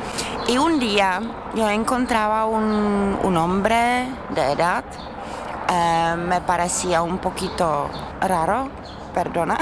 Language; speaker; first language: Spanish; non-native, learner; Czech